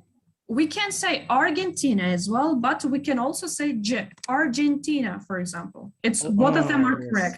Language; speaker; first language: English; non-native, fluent; Kyrgyz